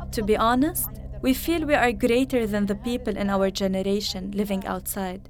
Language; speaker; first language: English; early bilingual, other home language; Arabic